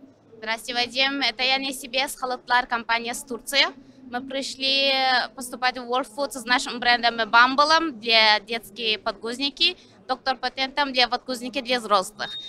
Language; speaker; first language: Russian; non-native, learner; Turkish